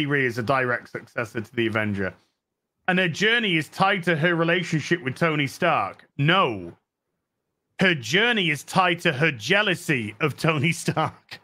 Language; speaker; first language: English; native; English